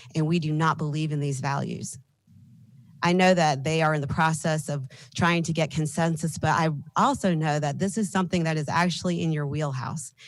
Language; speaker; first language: English; native; English